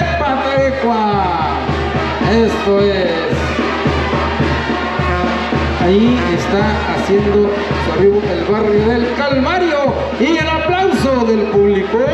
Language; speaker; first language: Spanish; native; Spanish